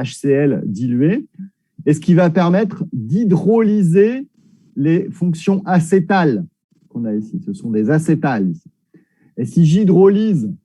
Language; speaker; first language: French; native; French